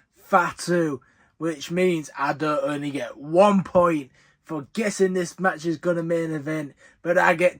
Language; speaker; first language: English; native; English